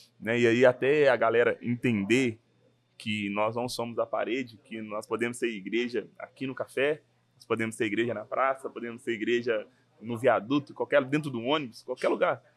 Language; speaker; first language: Portuguese; native; Portuguese